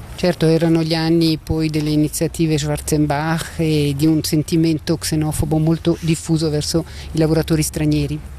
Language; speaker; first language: Italian; native; Italian